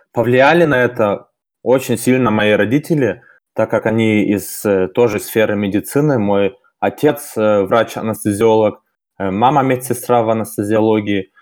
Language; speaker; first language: Russian; early bilingual, heritage; German